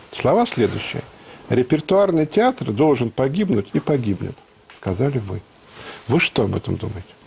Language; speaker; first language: Russian; native; Russian